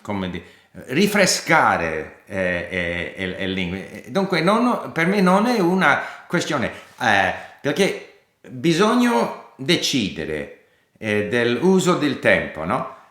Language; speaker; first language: Italian; non-native, fluent; English